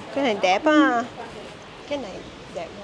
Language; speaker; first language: Vietnamese; early bilingual, heritage; Vietnamese